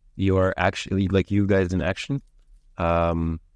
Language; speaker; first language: English; early bilingual, heritage; Lithuanian